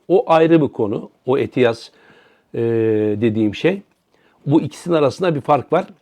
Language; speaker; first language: Turkish; native; Turkish